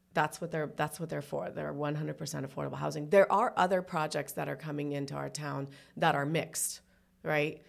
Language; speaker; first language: English; early bilingual, other home language; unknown